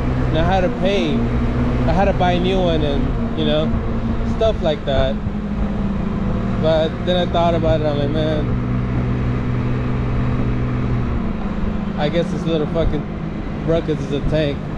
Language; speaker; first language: English; early bilingual, other home language; Spanish